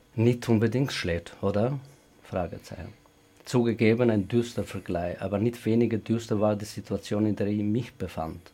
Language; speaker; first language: German; non-native, fluent; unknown